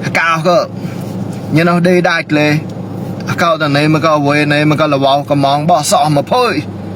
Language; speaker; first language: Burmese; non-native, local second language; Mon